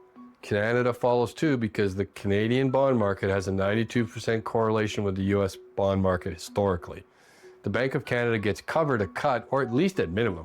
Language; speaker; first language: English; native; English